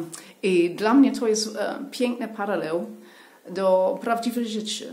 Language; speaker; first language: Polish; non-native, learner; English